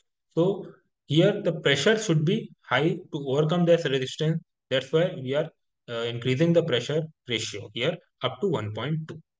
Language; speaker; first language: English; non-native, local second language; Hindi